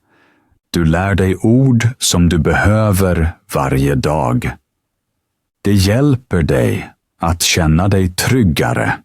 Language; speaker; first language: Swedish; native; Swedish